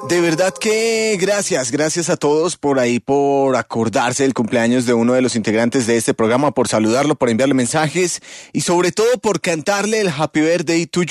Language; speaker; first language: Spanish; native; Spanish